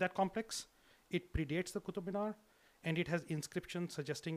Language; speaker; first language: English; non-native, local second language; Hindi